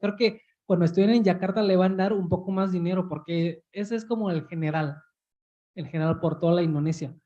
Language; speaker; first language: Spanish; early bilingual, heritage; Spanish